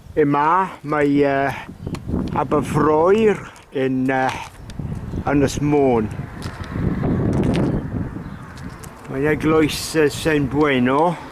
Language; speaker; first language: Welsh; non-native, learner; English